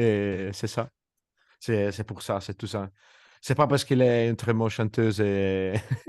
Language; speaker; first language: French; non-native, fluent; Italian